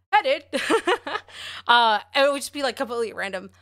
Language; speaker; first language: English; native; English